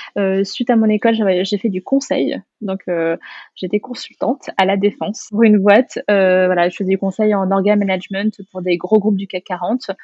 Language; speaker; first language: French; native; French